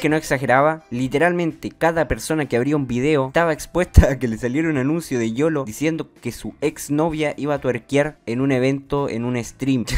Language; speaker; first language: Spanish; native; Spanish